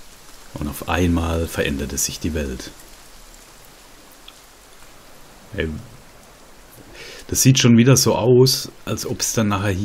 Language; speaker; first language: German; native; German